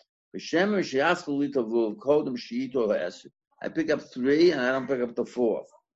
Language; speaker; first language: English; native; English